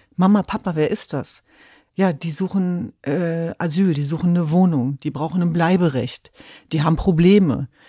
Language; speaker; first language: German; early bilingual, other home language; Kurdish